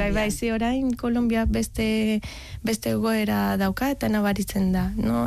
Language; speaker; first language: Basque; non-native, learner; Spanish